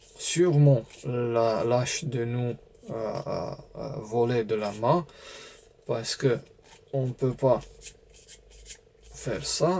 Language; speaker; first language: French; non-native, learner; Romanian